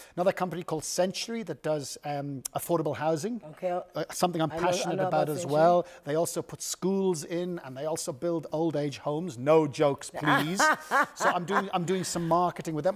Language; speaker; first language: English; native; English